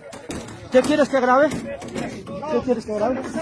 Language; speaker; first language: Spanish; native; Spanish